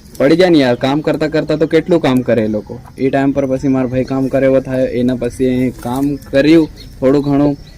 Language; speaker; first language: Gujarati; non-native, local second language; Bhili